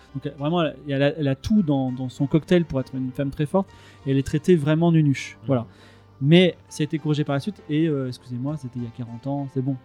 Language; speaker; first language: French; native; French